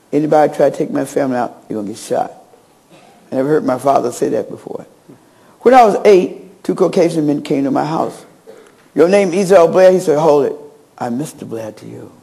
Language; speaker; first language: English; native; English